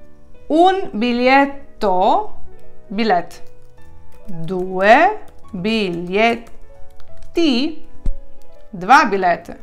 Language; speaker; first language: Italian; non-native, fluent; Ukrainian